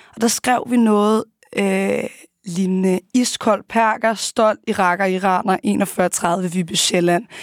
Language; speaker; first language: Danish; early bilingual, other home language; Arabic